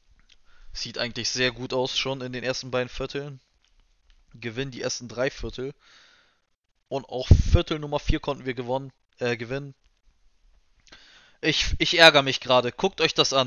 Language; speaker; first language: German; native; German